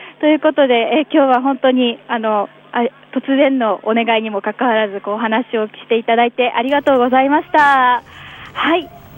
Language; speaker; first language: Japanese; native; Japanese